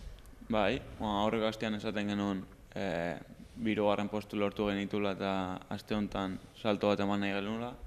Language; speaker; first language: Basque; native; Basque